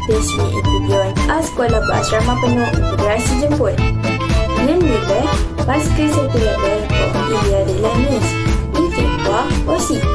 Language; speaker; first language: French; non-native, learner; Malay